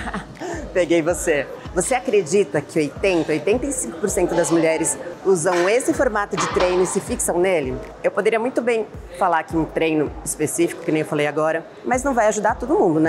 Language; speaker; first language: Portuguese; native; Portuguese